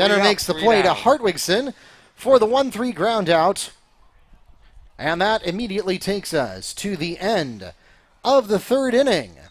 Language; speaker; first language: English; native; English